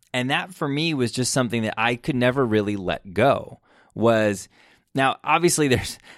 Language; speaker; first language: English; native; English